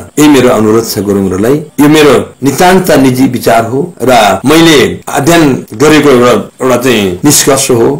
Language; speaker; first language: Nepali; non-native, local second language; Gurung